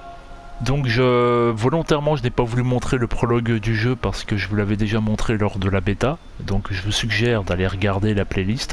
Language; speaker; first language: French; native; French